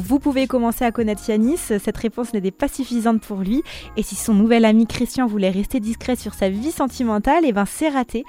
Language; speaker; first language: French; native; French